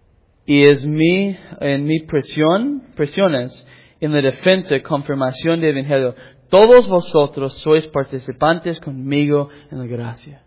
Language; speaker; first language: Spanish; non-native, learner; English